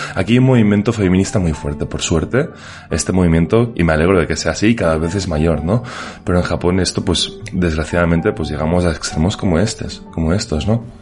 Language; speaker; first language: Spanish; native; Spanish